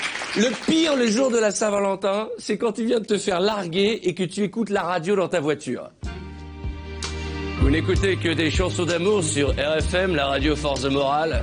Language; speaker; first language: French; native; French